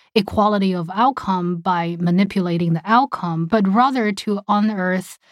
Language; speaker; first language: English; early bilingual, other home language; Chinese